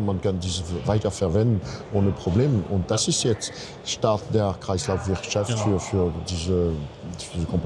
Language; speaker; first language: German; non-native, fluent; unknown